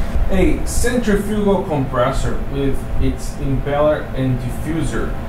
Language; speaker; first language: English; non-native, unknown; Portuguese